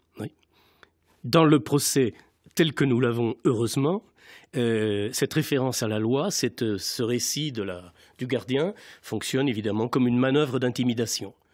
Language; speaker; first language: French; native; French